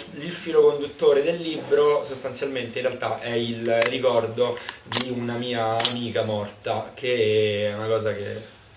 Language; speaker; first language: Italian; native; Italian